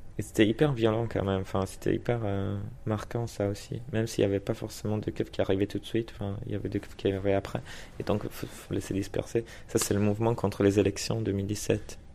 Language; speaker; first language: French; native; French